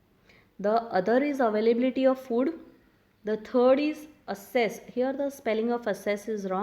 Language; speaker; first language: English; non-native, local second language; Hindi